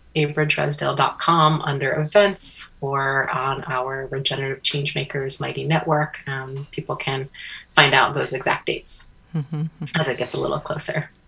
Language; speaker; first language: English; native; English